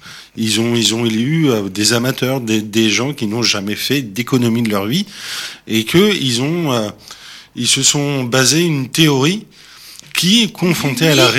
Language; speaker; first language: French; native; French